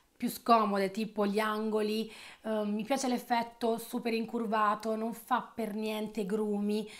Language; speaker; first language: Italian; native; Italian